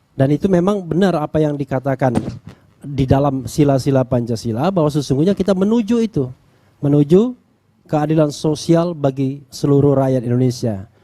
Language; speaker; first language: Indonesian; native; Indonesian